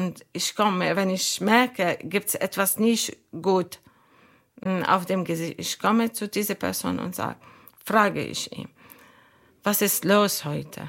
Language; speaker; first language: German; non-native, learner; Arabic